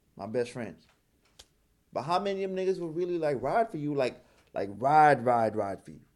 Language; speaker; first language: English; early bilingual, other home language; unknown